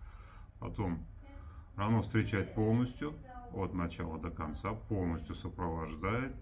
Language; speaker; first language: Russian; native; Russian